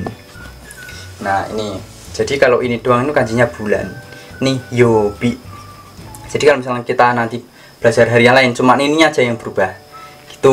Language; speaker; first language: Indonesian; native; Indonesian